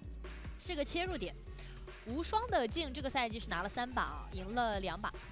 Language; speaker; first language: Chinese; native; Chinese